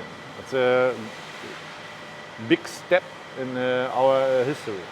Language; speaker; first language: English; non-native, learner; German